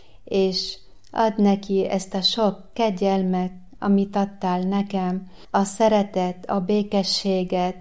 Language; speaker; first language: Hungarian; non-native, learner; Arabic